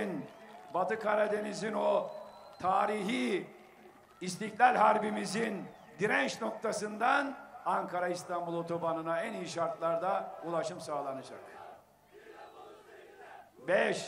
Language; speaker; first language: Turkish; native; Turkish